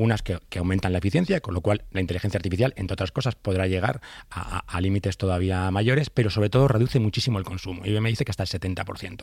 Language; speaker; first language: Spanish; native; Spanish